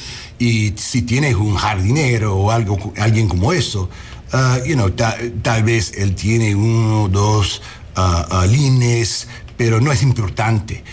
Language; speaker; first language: Spanish; non-native, learner; English